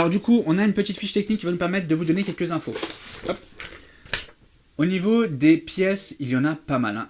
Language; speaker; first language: French; native; French